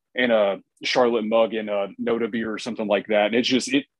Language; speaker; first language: English; native; English